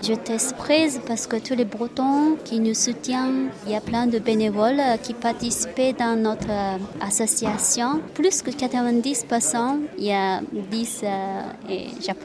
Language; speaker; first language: French; non-native, learner; Japanese